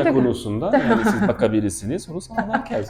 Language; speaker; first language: Turkish; non-native, fluent; French